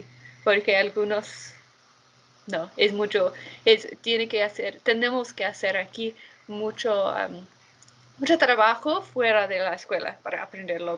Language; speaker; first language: Spanish; non-native, fluent; English